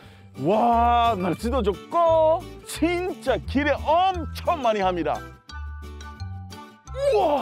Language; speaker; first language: Korean; non-native, fluent; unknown